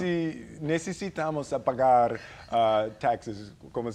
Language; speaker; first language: Spanish; non-native, learner; English